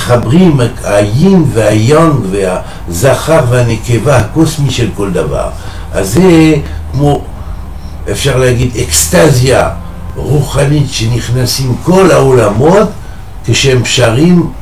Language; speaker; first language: Hebrew; non-native, fluent; French